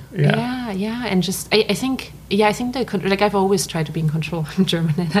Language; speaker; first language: English; non-native, fluent; German